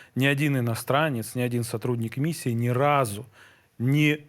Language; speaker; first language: Russian; native; Russian